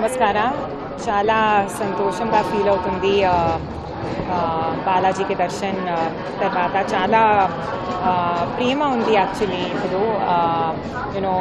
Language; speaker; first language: Telugu; non-native, learner; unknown